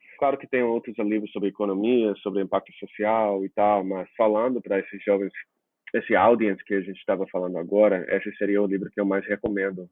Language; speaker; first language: Portuguese; non-native, fluent; English